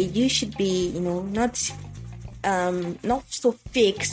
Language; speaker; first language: English; non-native, local second language; Yoruba